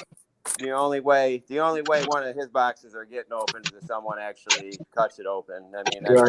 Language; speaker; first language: English; native; English